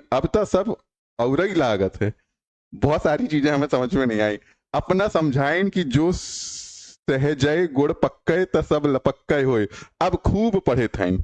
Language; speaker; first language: Hindi; native; Hindi